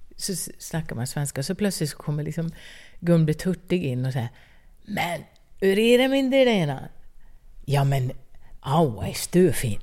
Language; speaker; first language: Swedish; native; Swedish